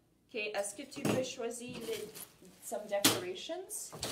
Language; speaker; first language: French; non-native, learner; English